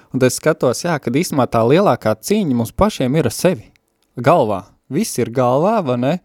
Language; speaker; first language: Latvian; native; Latvian